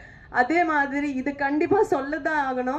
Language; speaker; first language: Tamil; non-native, fluent; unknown